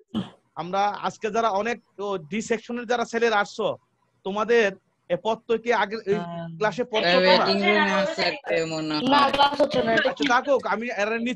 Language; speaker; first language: Bangla; native; Bangla